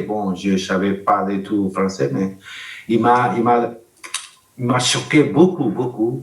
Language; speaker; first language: French; non-native, learner; Spanish